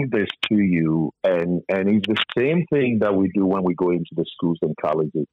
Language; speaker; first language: English; non-native, local second language; Akan